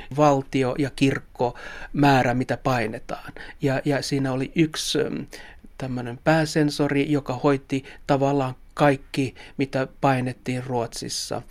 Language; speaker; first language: Finnish; non-native, local second language; Swedish